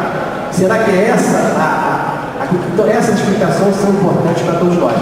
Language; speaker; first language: Portuguese; native; Portuguese